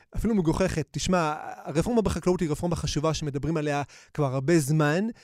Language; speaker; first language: Hebrew; native; Hebrew